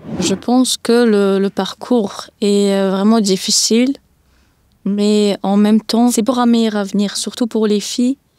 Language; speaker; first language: French; early bilingual, other home language; Persian